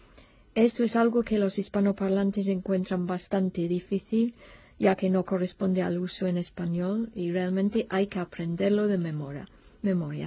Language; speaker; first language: Spanish; non-native, fluent; English